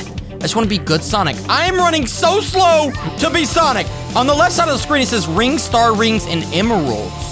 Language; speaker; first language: English; native; English